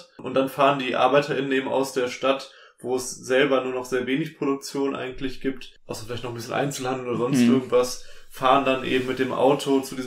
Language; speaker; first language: German; native; German